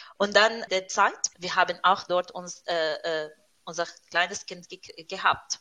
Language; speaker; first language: German; non-native, fluent; Arabic